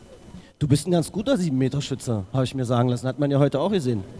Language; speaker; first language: German; native; German